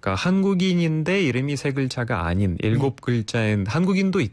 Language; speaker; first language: Korean; non-native, fluent; Russian